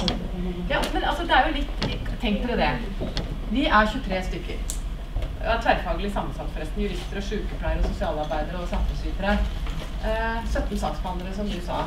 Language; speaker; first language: Norwegian; native; Norwegian